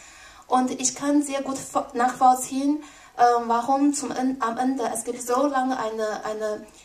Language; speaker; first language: German; non-native, learner; Chinese